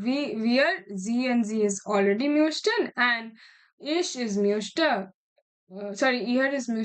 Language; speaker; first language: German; non-native, learner; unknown